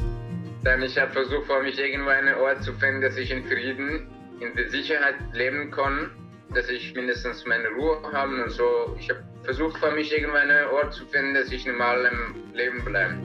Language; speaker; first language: German; non-native, learner; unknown